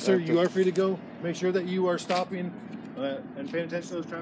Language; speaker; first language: English; native; English